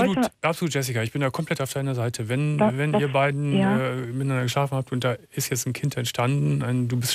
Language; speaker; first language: German; native; German